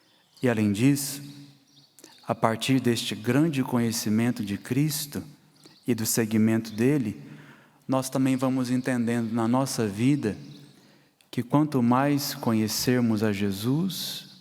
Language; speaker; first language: Portuguese; native; Portuguese